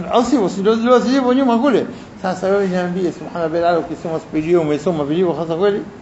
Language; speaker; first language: Swahili; native; Swahili